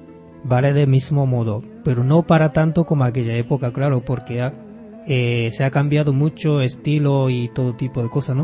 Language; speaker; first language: Spanish; non-native, fluent; Japanese